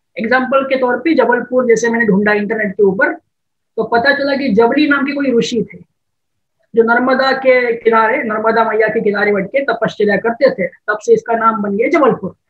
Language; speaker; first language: Hindi; non-native, local second language; Marathi